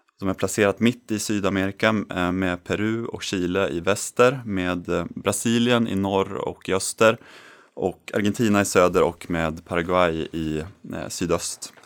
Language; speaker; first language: Swedish; native; Swedish